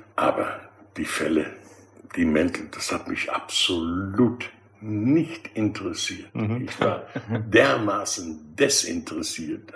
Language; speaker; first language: German; early bilingual, other home language; Dutch